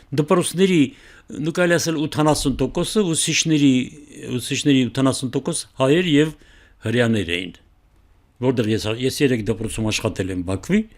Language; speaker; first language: Armenian; native; Armenian